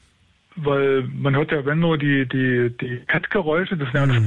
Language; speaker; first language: German; native; German